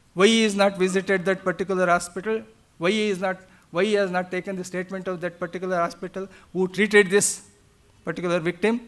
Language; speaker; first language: English; non-native, local second language; Kannada